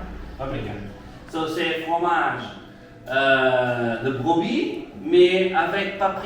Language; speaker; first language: French; non-native, learner; Portuguese